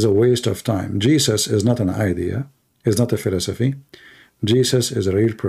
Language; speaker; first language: English; non-native, fluent; Arabic